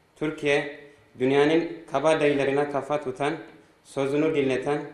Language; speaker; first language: Turkish; non-native, fluent; Amharic